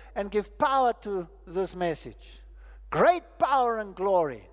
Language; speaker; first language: English; non-native, local second language; Afrikaans